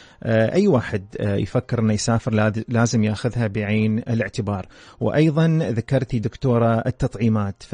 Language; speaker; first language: Arabic; native; Arabic